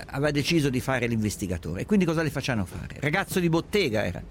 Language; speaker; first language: Italian; native; Italian